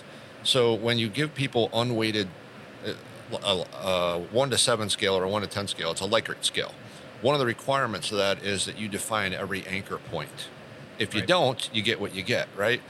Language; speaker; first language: English; native; English